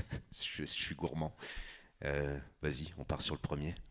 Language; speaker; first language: French; native; French